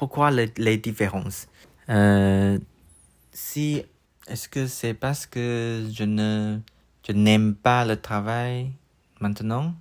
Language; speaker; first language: French; non-native, learner; Chinese